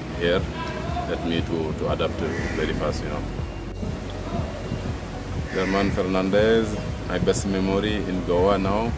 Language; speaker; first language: English; non-native, learner; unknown